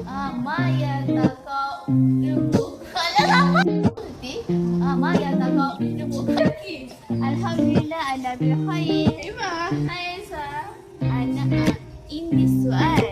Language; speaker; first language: Arabic; non-native, learner; Malay